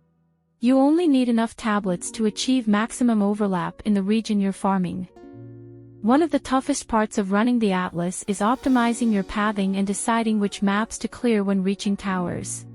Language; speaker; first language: English; native; English